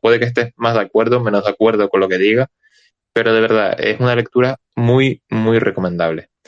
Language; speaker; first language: Spanish; native; Spanish